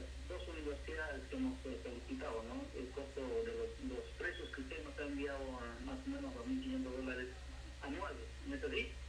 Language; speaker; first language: Spanish; native; Spanish